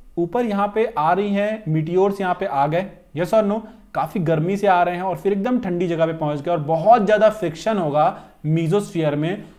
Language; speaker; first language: Hindi; native; Hindi